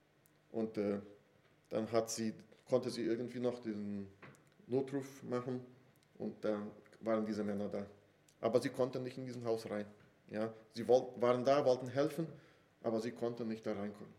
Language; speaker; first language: German; non-native, fluent; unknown